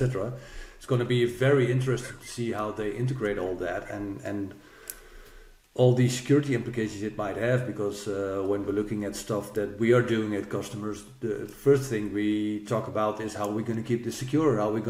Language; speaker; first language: English; non-native, fluent; Dutch